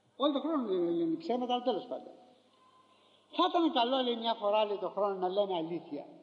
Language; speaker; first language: Greek; native; Greek